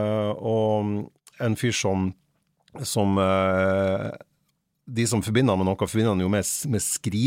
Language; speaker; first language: Norwegian; native; Norwegian